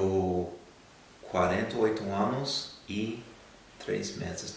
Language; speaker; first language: Portuguese; non-native, fluent; English